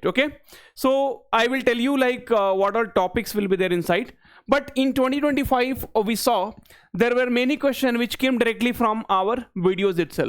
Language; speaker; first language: English; non-native, local second language; Hindi